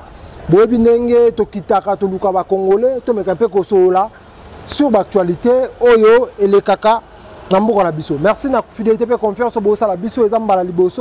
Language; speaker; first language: French; non-native, local second language; Lingala